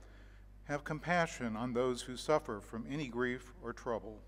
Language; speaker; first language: English; native; English